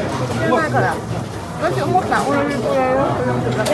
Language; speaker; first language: Japanese; non-native, learner; Vietnamese